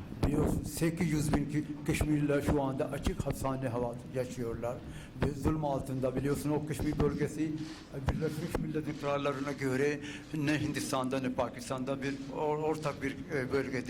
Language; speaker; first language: Turkish; non-native, fluent; Urdu